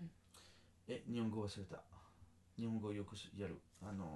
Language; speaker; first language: Japanese; non-native, learner; French